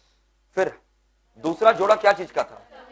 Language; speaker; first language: Hindi; non-native, local second language; Bangla